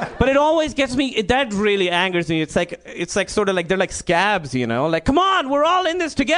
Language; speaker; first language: English; non-native, local second language; Urdu